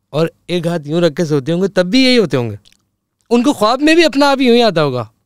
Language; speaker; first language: Urdu; native; Urdu